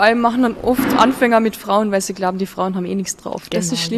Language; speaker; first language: German; native; German